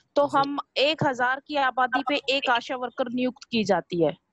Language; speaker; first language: Hindi; native; Hindi